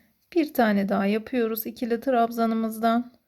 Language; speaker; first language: Turkish; native; Turkish